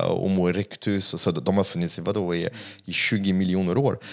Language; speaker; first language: Swedish; non-native, fluent; French